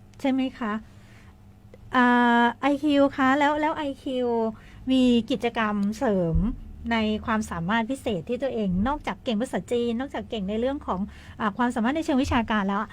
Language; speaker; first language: Thai; native; Thai